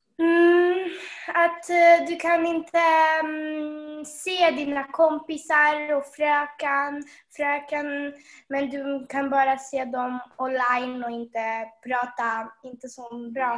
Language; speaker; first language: Swedish; early bilingual, heritage; Swedish